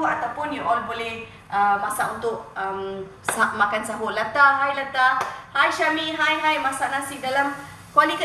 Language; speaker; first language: Malay; non-native, local second language; Tamil